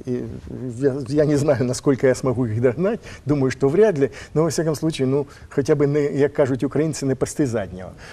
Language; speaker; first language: Russian; native; Russian